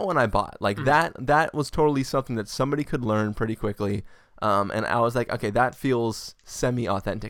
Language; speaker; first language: English; native; English